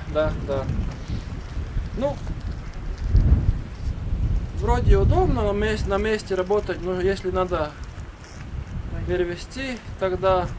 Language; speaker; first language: Russian; non-native, learner; Latvian